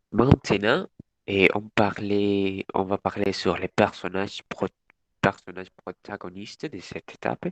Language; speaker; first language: French; non-native, learner; Spanish